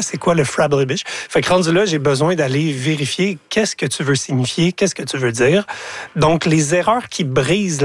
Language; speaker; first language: French; native; French